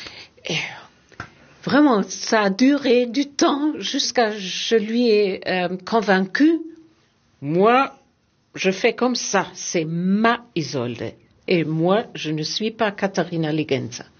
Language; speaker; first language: French; non-native, fluent; German